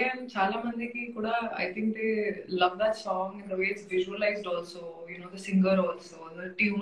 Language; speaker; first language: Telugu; non-native, fluent; Hindi